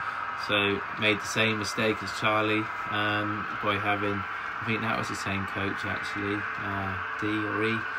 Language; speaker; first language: English; native; English